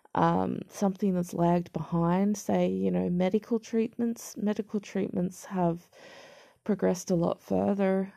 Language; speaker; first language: English; native; English